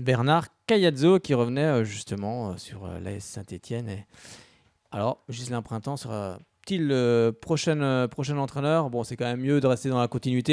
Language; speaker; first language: French; native; French